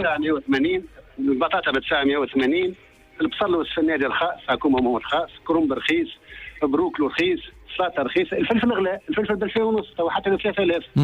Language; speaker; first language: Arabic; native; Arabic